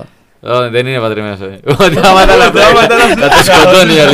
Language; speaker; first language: Greek; non-native, learner; Spanish